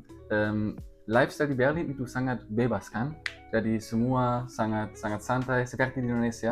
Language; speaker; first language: Indonesian; non-native, learner; German